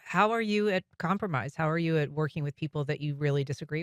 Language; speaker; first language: English; native; English